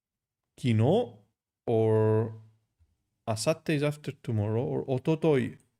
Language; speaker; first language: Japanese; non-native, learner; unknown